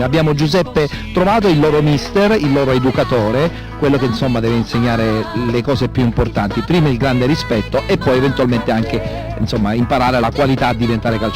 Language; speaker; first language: Italian; native; Italian